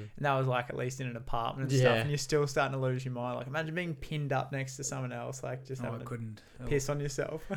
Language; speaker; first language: English; native; English